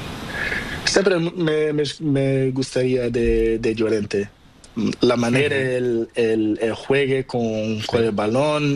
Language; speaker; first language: Spanish; non-native, learner; Portuguese